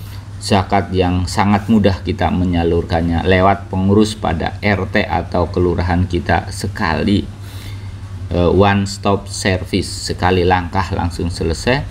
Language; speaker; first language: Indonesian; native; Indonesian